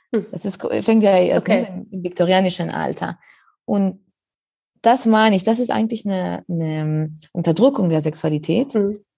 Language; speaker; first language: German; non-native, fluent; Spanish